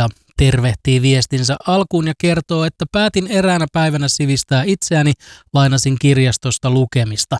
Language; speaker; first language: Finnish; native; Finnish